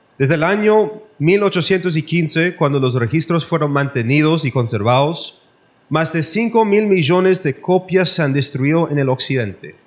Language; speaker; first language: Spanish; non-native, learner; English